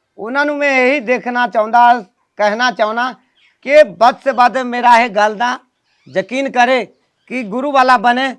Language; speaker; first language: Punjabi; non-native, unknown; Nepali